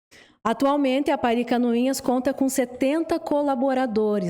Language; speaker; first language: Portuguese; native; Portuguese